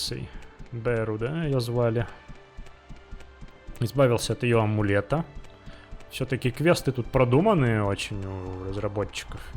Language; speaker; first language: Russian; native; Russian